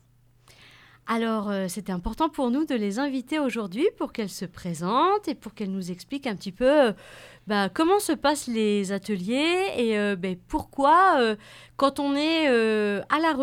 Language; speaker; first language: French; native; French